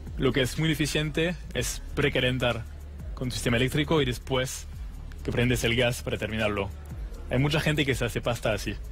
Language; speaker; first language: Spanish; non-native, fluent; French